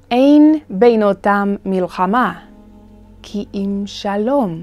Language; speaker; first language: Hebrew; non-native, fluent; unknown